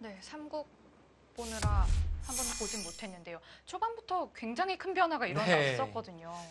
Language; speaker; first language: Korean; native; Korean